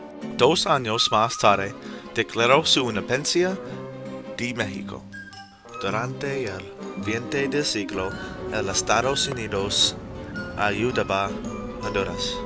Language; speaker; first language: Spanish; non-native, learner; English